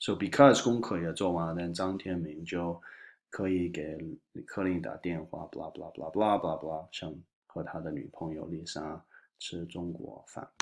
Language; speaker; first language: Chinese; non-native, fluent; English